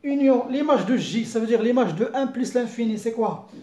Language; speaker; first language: French; non-native, local second language; Arabic